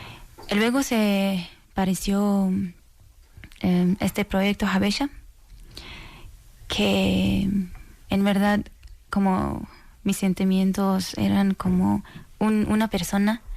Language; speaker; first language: Spanish; non-native, learner; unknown